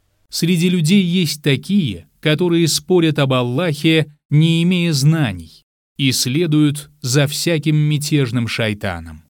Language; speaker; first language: Russian; native; Russian